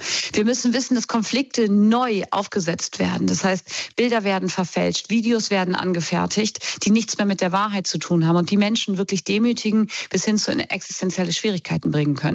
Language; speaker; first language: German; native; German